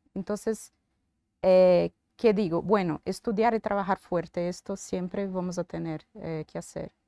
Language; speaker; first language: Spanish; non-native, fluent; Portuguese